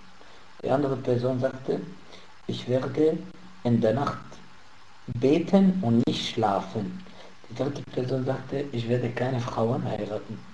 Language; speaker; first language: German; non-native, fluent; Arabic